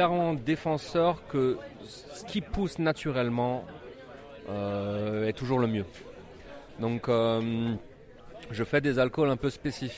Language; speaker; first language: French; native; French